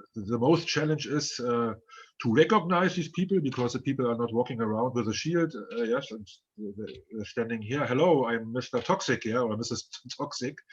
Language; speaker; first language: English; non-native, fluent; German